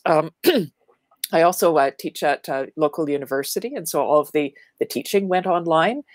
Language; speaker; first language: English; native; English